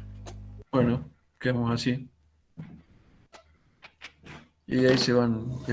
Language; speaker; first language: Spanish; native; Spanish